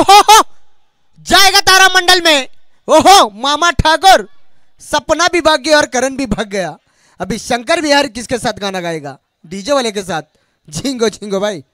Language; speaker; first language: Hindi; non-native, local second language; Marathi